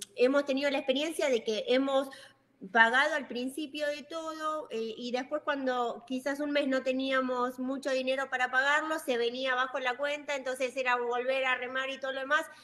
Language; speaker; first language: Spanish; native; Spanish